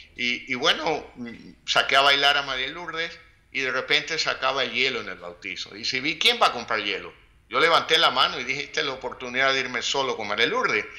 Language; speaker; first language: Spanish; native; Spanish